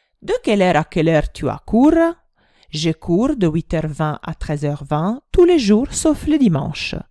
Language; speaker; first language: French; non-native, fluent; Italian